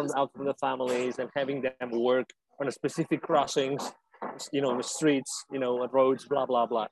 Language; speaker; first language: English; non-native, fluent; Spanish